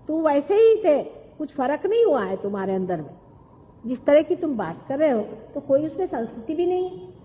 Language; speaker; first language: Hindi; non-native, local second language; Marathi